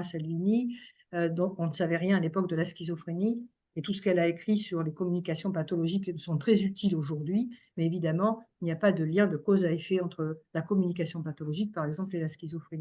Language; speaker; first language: French; native; French